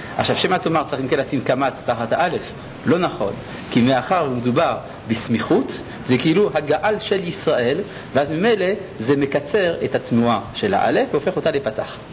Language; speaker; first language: Hebrew; early bilingual, other home language; French